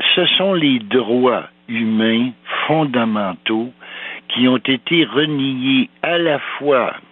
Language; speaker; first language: French; native; French